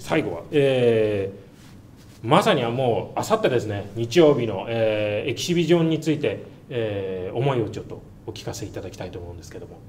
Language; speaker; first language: Japanese; native; Japanese